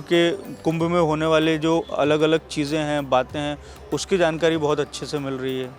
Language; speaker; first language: Hindi; native; Hindi